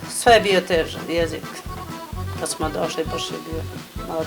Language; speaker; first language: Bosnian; non-native, learner; Albanian